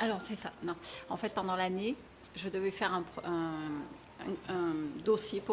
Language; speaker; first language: French; native; French